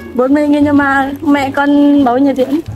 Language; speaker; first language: Vietnamese; native; Vietnamese